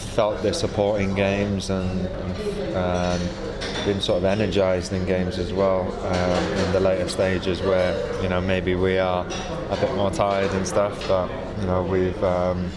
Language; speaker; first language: English; native; English